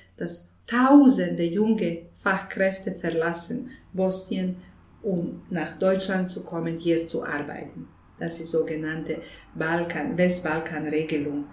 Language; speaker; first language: German; non-native, fluent; Bosnian